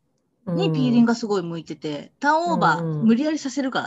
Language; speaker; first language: Japanese; native; Japanese